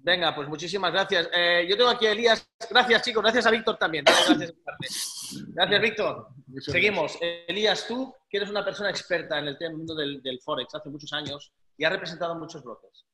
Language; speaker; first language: Spanish; native; Spanish